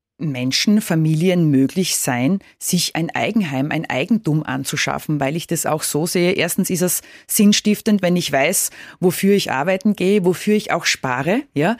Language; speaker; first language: German; native; German